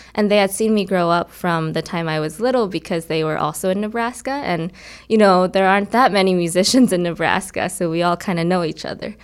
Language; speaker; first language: English; early bilingual, other home language; Korean